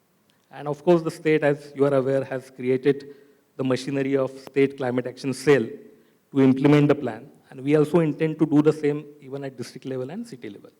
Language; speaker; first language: English; non-native, local second language; Marathi